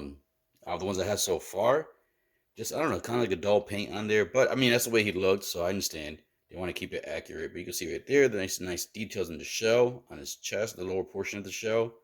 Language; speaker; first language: English; native; English